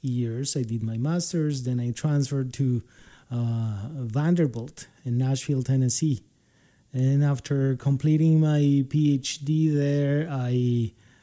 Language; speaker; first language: English; non-native, fluent; Spanish